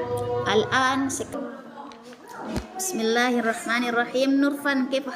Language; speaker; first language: Arabic; non-native, fluent; Indonesian